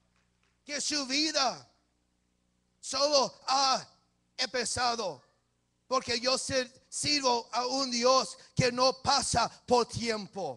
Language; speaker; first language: Spanish; early bilingual, heritage; English